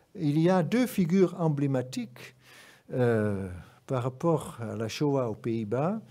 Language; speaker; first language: French; non-native, fluent; Dutch